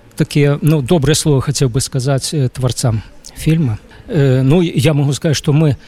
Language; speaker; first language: Belarusian; non-native, fluent; Ukrainian